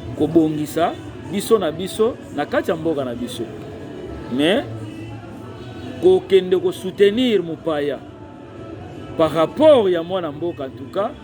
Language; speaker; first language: Lingala; non-native, local second language; Kongo